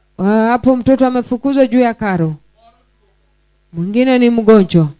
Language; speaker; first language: Swahili; non-native, local second language; Luo (Kenya and Tanzania)